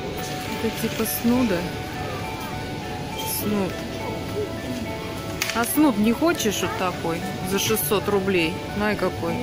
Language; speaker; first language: Russian; native; Russian